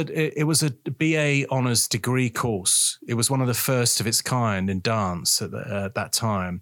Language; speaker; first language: English; native; English